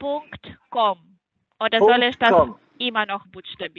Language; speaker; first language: German; non-native, fluent; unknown